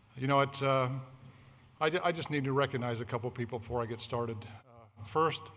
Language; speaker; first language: English; native; English